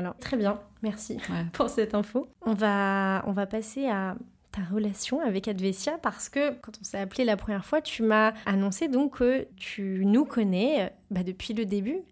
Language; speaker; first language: French; native; French